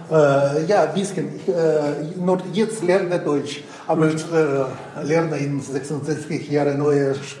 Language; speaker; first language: German; non-native, learner; Russian